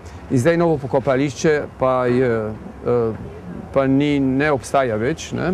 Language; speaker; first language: Slovenian; early bilingual, heritage; Slovenian